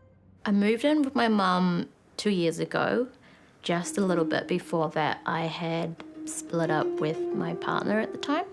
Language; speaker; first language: English; early bilingual, other home language; Vietnamese